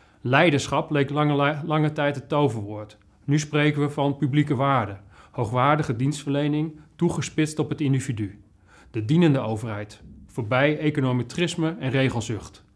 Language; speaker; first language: Dutch; native; Dutch